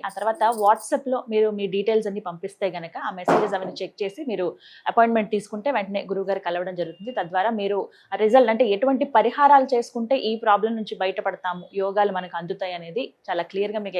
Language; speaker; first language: Telugu; native; Telugu